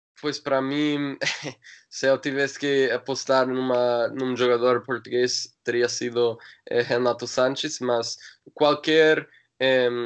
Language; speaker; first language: Portuguese; non-native, learner; English